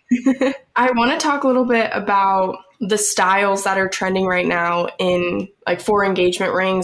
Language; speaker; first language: English; native; English